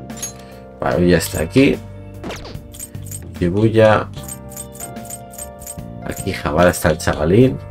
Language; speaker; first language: Spanish; native; Spanish